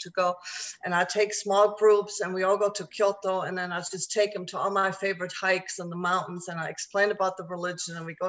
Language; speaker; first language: English; non-native, fluent; German